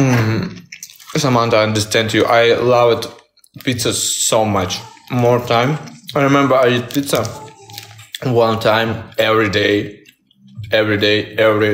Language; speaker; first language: English; non-native, learner; Russian